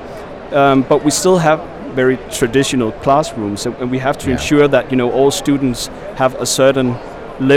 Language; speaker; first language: English; non-native, fluent; Danish